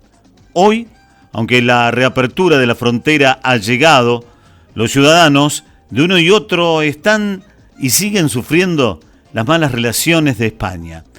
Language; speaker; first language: Spanish; native; Spanish